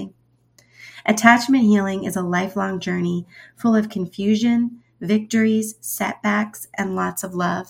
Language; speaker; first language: English; early bilingual, other home language; Spanish